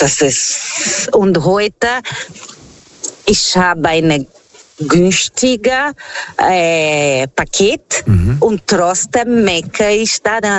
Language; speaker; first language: German; non-native, fluent; Portuguese